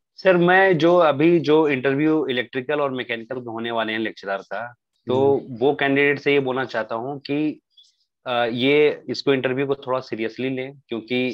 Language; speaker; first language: Hindi; native; Hindi